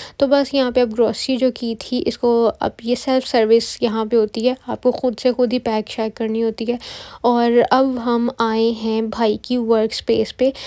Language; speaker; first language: Urdu; native; Urdu